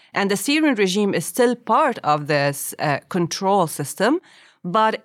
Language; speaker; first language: English; non-native, fluent; Arabic